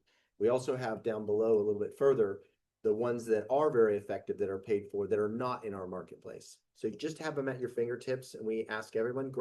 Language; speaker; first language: English; native; English